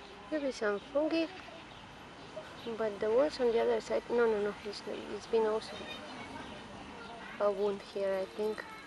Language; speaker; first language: English; non-native, fluent; Bulgarian